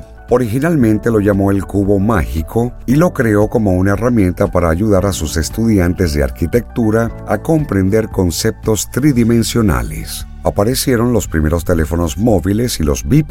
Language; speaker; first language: Spanish; native; Spanish